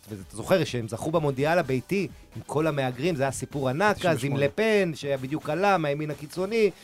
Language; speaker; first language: Hebrew; early bilingual, other home language; Spanish